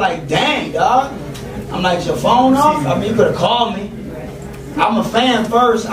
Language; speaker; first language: English; native; English